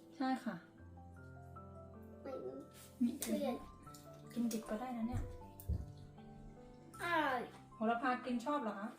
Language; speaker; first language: Thai; native; Thai